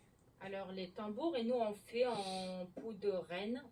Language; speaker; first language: French; non-native, learner; Mongolian